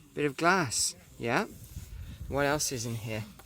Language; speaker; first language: English; native; English